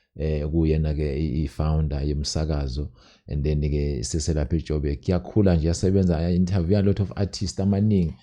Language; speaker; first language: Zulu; native; Zulu